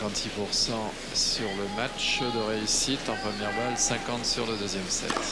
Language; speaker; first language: French; native; French